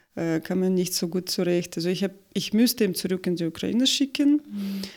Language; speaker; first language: German; non-native, fluent; Ukrainian